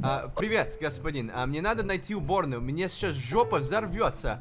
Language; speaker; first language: Russian; early bilingual, heritage; Russian